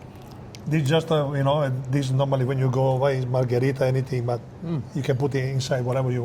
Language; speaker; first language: English; non-native, fluent; Italian